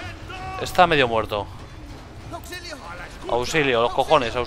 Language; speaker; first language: Spanish; native; Spanish